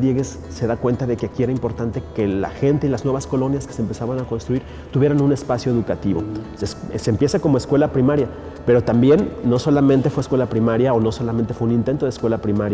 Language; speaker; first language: Spanish; native; Spanish